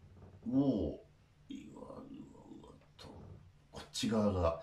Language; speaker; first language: Japanese; native; Japanese